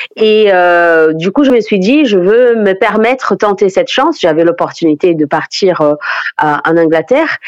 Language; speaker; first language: French; non-native, fluent; Portuguese